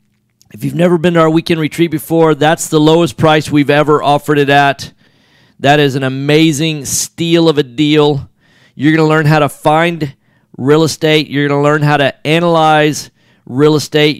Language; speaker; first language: English; native; English